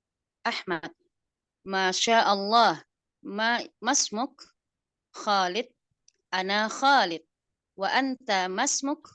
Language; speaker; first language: Arabic; non-native, learner; Indonesian